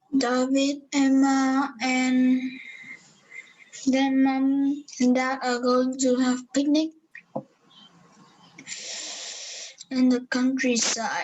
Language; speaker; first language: English; non-native, learner; Vietnamese